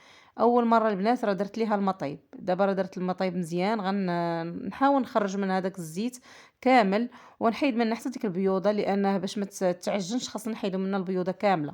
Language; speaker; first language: Arabic; native; Arabic